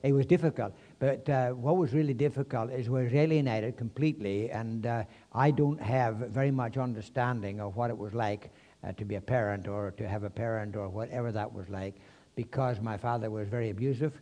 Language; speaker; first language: English; native; English